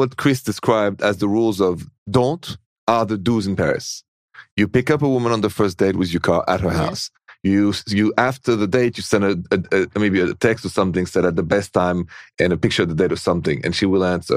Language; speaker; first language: English; non-native, fluent; French